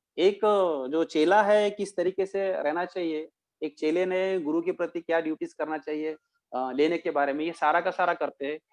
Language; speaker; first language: Hindi; non-native, local second language; Marathi